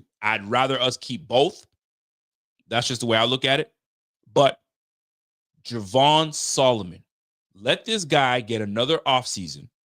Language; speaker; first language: English; native; English